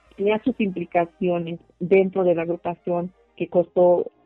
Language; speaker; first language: Spanish; non-native, local second language; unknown